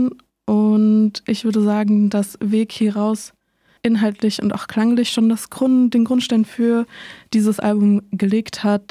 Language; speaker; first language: German; native; German